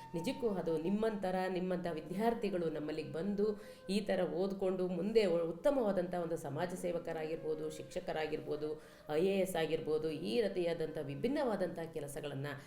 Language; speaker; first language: Kannada; native; Kannada